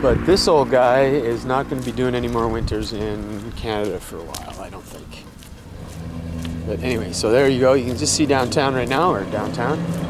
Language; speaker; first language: English; native; English